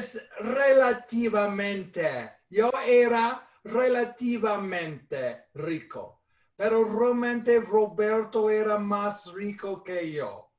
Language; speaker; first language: Spanish; non-native, fluent; English